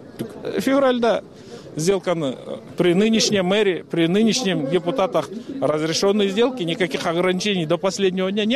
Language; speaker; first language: Russian; non-native, local second language; Kyrgyz